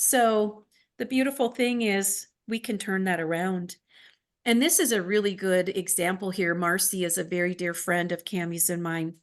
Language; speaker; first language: English; native; English